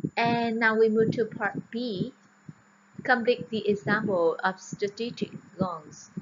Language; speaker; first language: English; non-native, fluent; Vietnamese